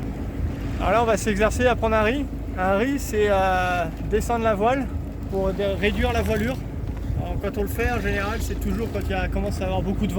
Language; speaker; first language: French; native; French